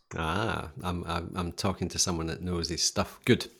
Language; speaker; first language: English; native; English